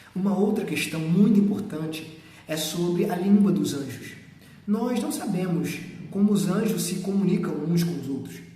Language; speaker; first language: Portuguese; native; Portuguese